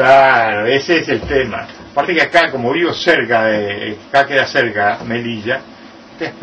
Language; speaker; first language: Spanish; native; Spanish